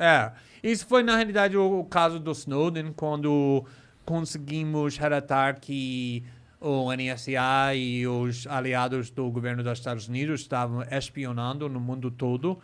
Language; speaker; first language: Portuguese; non-native, fluent; English